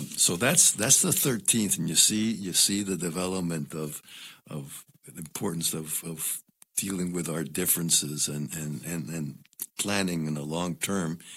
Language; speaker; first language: English; non-native, local second language; Spanish